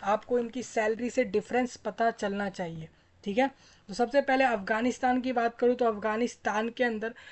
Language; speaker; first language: Hindi; native; Hindi